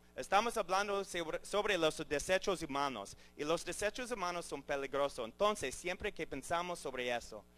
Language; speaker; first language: Spanish; non-native, learner; English